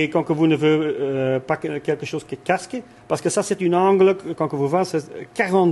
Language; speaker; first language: French; non-native, local second language; Dutch